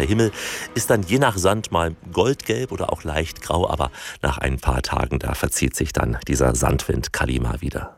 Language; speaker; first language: German; native; German